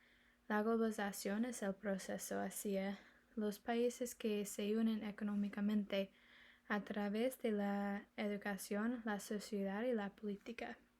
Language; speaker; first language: Spanish; non-native, learner; English